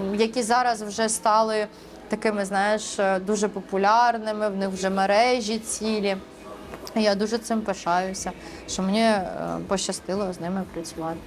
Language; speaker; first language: Ukrainian; early bilingual, other home language; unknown